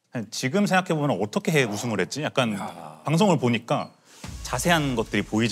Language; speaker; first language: Korean; native; Korean